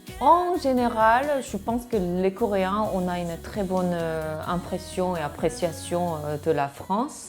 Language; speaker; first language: French; non-native, fluent; Korean